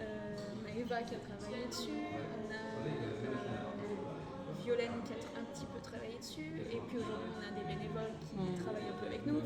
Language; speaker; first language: French; native; French